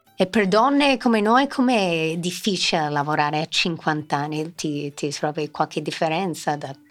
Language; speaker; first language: Italian; native; Italian